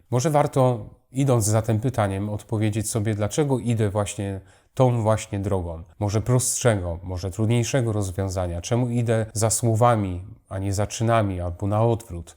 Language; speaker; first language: Polish; native; Polish